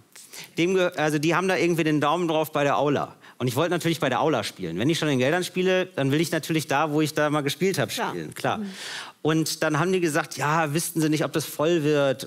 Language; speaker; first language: German; native; German